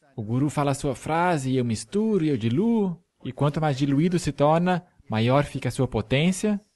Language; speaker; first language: Portuguese; non-native, fluent; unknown